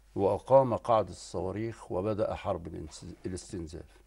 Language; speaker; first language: Arabic; native; Arabic